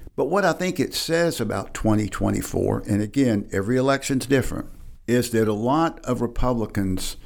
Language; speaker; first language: English; native; English